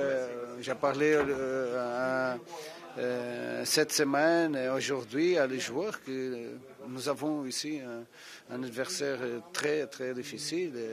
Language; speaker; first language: French; non-native, fluent; Portuguese